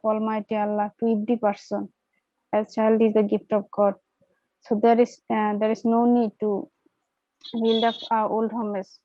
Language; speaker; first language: English; non-native, learner; Bangla